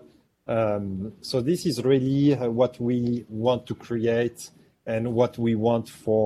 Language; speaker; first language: English; non-native, fluent; French